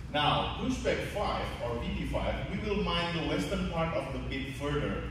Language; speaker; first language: English; non-native, fluent; Indonesian